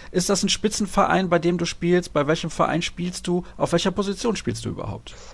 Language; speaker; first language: German; native; German